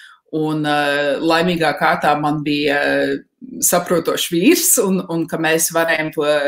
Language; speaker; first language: Latvian; early bilingual, heritage; Latvian